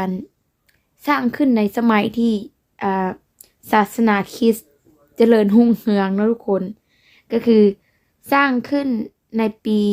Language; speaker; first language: Thai; non-native, local second language; Lao